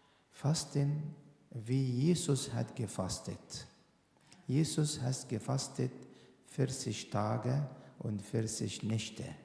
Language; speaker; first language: German; non-native, learner; Arabic